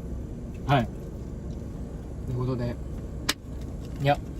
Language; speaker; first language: Japanese; native; Japanese